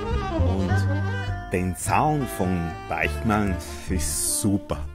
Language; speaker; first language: German; non-native, fluent; Spanish